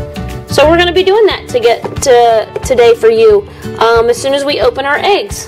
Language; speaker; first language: English; native; English